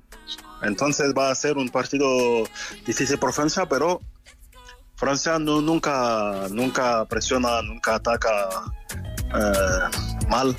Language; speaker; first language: Spanish; non-native, fluent; French